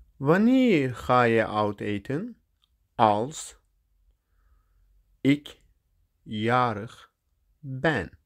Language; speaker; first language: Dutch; non-native, learner; Turkish